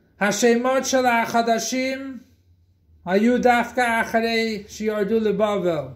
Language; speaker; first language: Hebrew; non-native, fluent; English